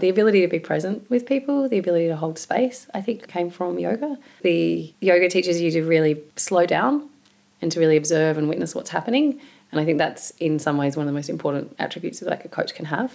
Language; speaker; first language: English; native; English